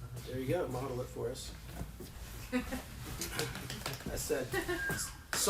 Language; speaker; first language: English; native; English